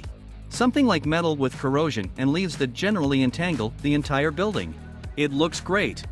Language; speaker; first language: English; non-native, fluent; Russian